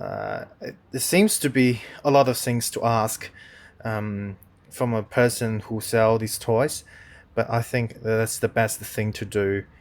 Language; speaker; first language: English; non-native, fluent; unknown